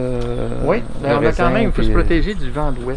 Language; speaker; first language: French; native; French